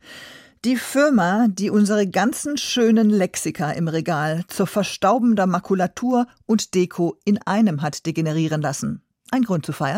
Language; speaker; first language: German; native; German